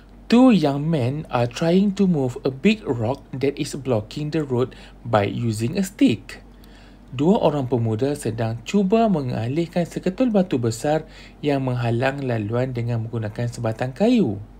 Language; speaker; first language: English; non-native, local second language; Malay